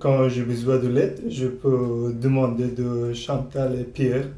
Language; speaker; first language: French; non-native, learner; Persian